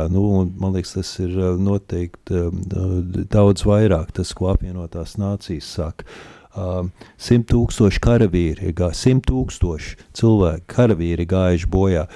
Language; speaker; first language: Latvian; early bilingual, heritage; Latvian